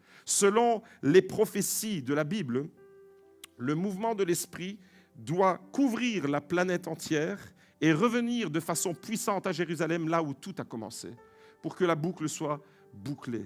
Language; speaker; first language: French; native; French